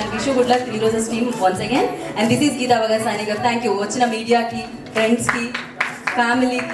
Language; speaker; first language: Telugu; native; Telugu